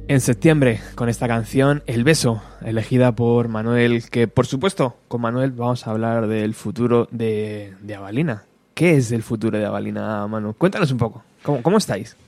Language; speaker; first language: Spanish; native; Spanish